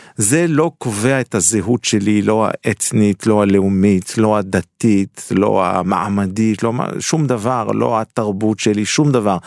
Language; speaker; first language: Hebrew; non-native, fluent; French